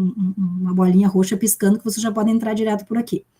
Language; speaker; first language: Portuguese; native; Portuguese